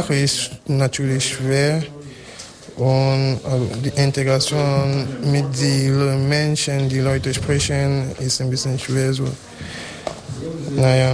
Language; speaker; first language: German; non-native, learner; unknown